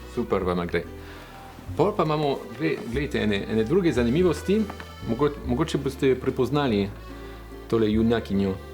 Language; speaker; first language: Slovenian; non-native, fluent; French